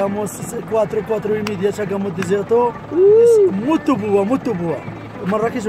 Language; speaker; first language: Portuguese; non-native, learner; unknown